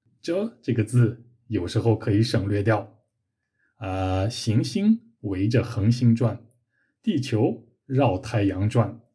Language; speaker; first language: Chinese; native; Chinese